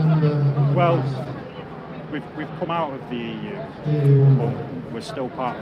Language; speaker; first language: English; native; English